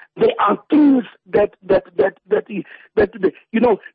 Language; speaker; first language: English; non-native, local second language; Zulu